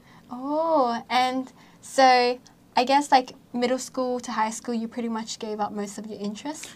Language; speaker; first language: English; native; English